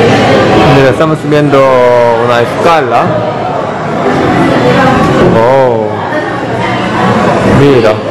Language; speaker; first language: Spanish; non-native, learner; Korean